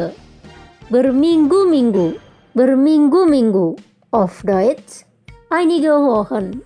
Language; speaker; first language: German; non-native, fluent; Indonesian